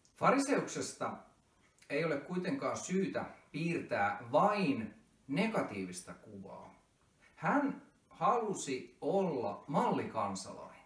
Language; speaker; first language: Finnish; native; Finnish